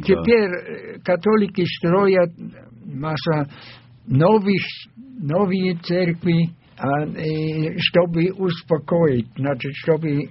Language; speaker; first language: Russian; non-native, fluent; German